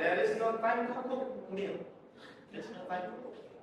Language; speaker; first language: English; non-native, learner; Indonesian